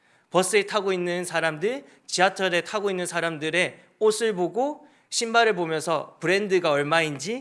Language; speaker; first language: Korean; native; Korean